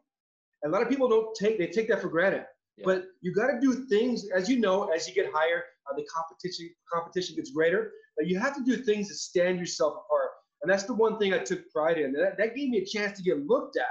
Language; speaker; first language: English; native; English